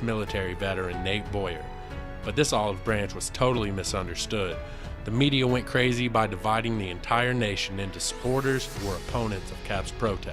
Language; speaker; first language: English; native; English